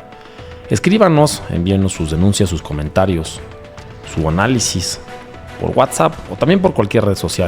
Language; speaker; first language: Spanish; native; Spanish